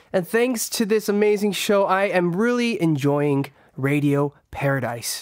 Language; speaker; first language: English; early bilingual, other home language; Korean